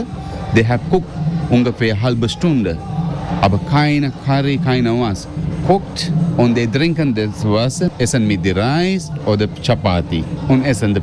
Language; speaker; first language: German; non-native, learner; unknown